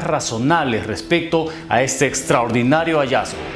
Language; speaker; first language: Spanish; native; Spanish